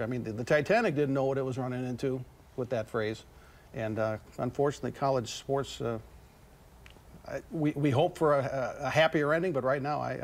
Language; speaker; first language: English; native; English